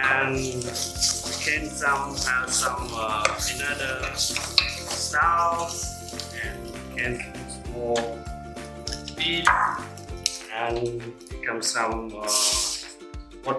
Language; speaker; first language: English; non-native, learner; Khmer